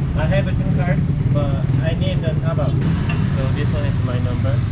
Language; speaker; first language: English; non-native, learner; Korean